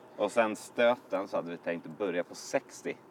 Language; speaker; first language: Swedish; native; Swedish